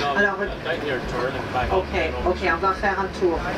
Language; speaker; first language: French; non-native, fluent; English